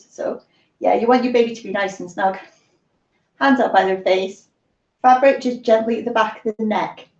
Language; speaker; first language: English; native; English